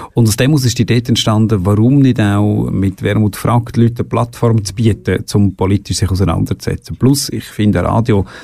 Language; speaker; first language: German; native; German